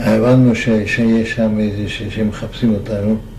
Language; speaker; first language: Hebrew; non-native, fluent; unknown